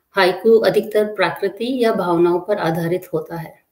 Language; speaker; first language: Hindi; native; Hindi